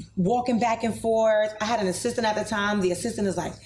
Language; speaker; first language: English; native; English